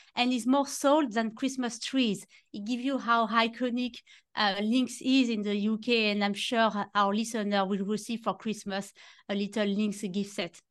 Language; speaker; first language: English; non-native, fluent; French